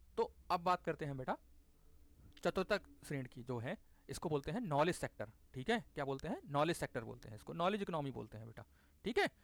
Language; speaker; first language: Hindi; native; Hindi